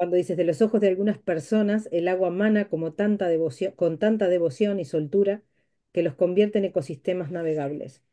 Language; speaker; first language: Spanish; native; Spanish